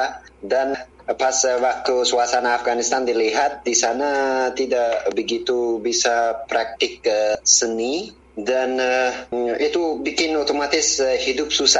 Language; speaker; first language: Indonesian; non-native, fluent; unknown